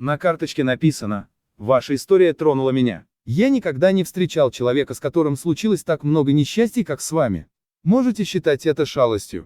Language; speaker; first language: Russian; native; Russian